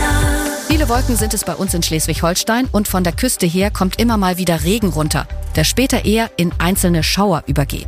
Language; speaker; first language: German; native; German